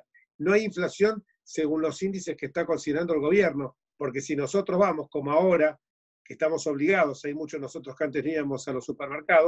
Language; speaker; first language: Spanish; native; Spanish